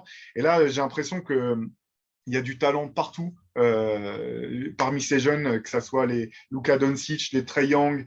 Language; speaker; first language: French; native; French